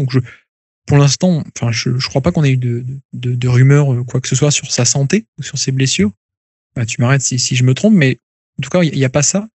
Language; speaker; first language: French; native; French